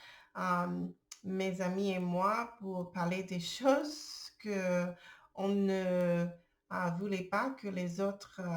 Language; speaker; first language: French; non-native, learner; English